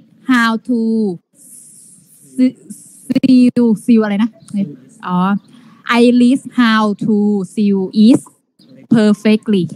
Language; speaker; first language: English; non-native, learner; Thai